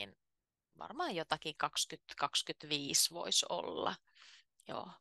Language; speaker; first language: Finnish; native; Finnish